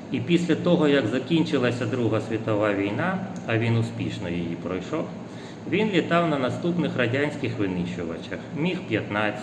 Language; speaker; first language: Ukrainian; non-native, local second language; Russian